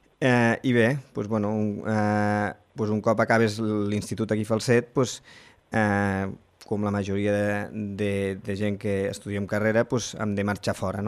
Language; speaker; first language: Catalan; native; Catalan